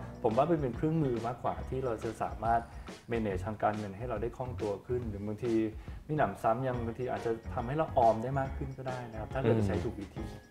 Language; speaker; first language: Thai; native; Thai